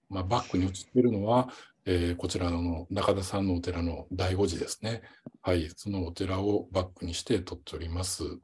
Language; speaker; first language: Japanese; native; Japanese